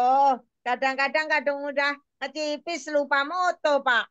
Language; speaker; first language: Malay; non-native, local second language; Javanese